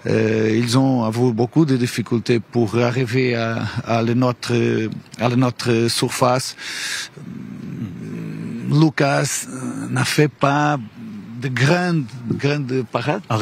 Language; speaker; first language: French; non-native, learner; Portuguese